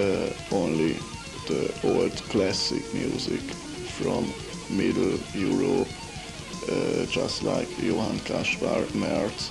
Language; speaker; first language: English; non-native, learner; Hungarian